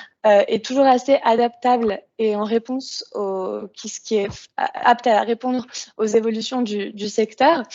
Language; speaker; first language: French; native; French